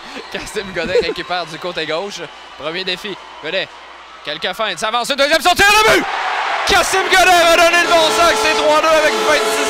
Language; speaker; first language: French; native; French